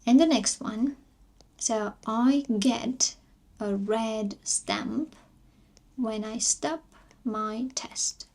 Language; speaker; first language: English; non-native, fluent; Armenian